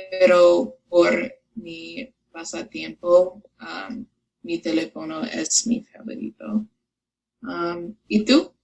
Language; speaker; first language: Spanish; non-native, learner; English